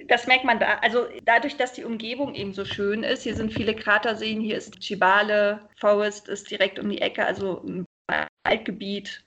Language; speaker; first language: German; native; German